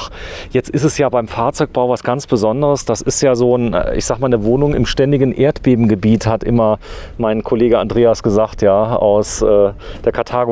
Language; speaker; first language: German; native; German